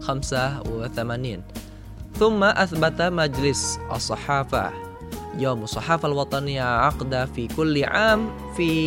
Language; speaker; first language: Arabic; non-native, fluent; Indonesian